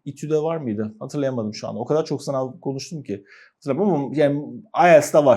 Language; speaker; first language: Turkish; native; Turkish